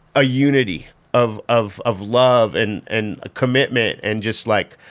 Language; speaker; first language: English; native; English